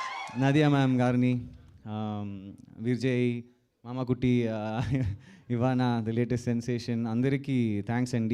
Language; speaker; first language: Telugu; non-native, learner; Tamil